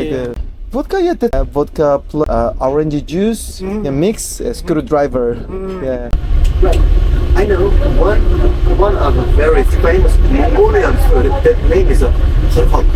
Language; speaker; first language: English; non-native, learner; Korean